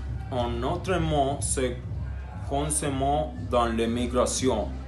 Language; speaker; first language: French; non-native, learner; Spanish